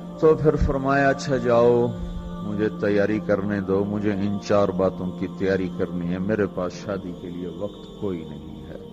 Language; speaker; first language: Urdu; non-native, local second language; Punjabi